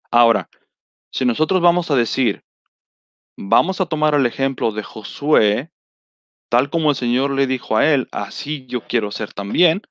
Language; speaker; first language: Spanish; early bilingual, heritage; Spanish